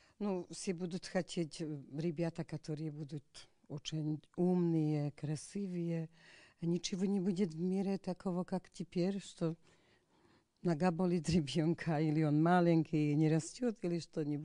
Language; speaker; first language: Russian; non-native, learner; Slovak